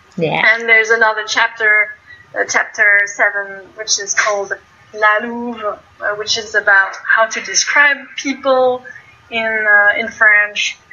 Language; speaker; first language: English; non-native, fluent; French